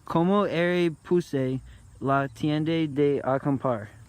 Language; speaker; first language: Spanish; non-native, learner; English